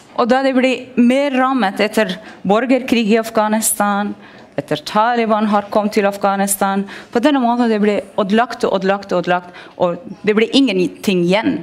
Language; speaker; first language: Norwegian; non-native, fluent; Persian